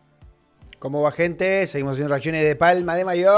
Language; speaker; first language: Spanish; native; Spanish